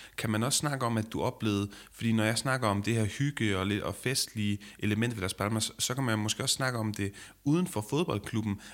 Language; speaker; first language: Danish; native; Danish